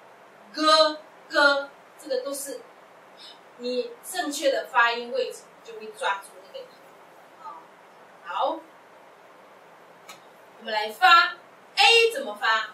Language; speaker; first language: Chinese; non-native, local second language; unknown